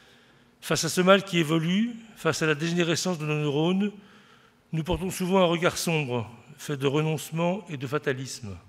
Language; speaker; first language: French; native; French